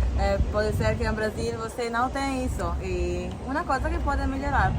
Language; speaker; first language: Portuguese; non-native, learner; Italian